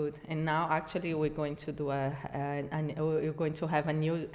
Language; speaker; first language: English; non-native, learner; Portuguese